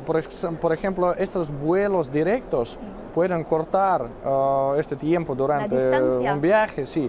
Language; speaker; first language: Spanish; non-native, fluent; Russian